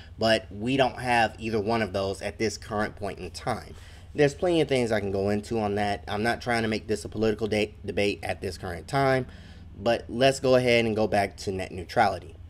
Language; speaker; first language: English; native; English